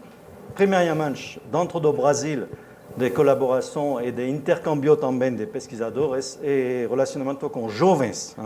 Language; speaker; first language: Portuguese; non-native, fluent; French